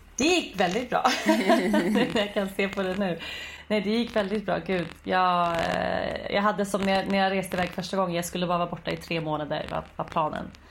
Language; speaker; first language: Swedish; native; Swedish